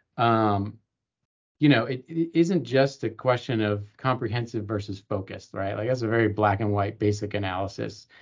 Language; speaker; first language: English; native; English